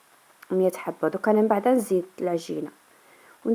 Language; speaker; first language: Arabic; native; Arabic